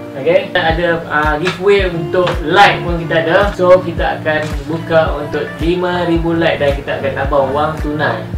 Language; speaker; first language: Malay; native; Malay